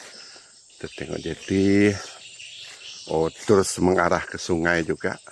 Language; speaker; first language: Malay; native; Malay